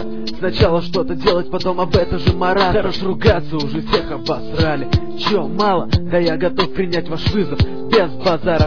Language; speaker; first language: Russian; native; Russian